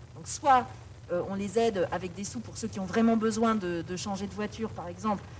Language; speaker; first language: French; native; French